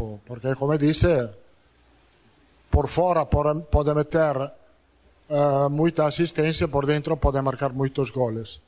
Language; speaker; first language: Portuguese; non-native, fluent; Italian